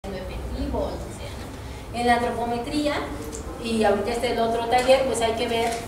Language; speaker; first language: Spanish; native; Spanish